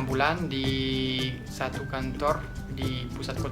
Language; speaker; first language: Indonesian; non-native, fluent; French